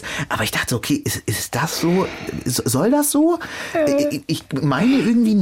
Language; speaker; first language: German; early bilingual, other home language; Arabic